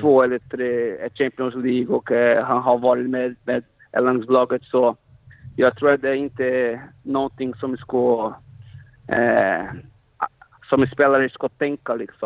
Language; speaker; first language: Swedish; non-native, fluent; Portuguese